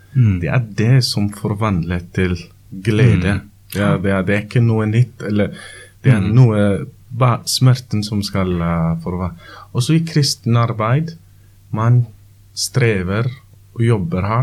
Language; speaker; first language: Norwegian; non-native, learner; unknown